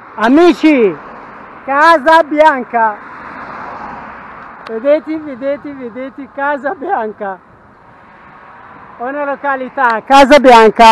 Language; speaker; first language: Italian; non-native, fluent; Arabic